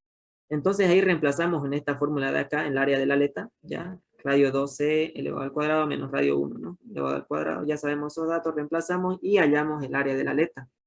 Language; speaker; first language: Spanish; native; Spanish